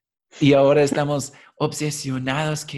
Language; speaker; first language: Spanish; non-native, fluent; English